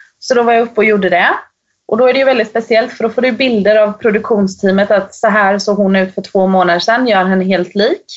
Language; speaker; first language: Swedish; native; Swedish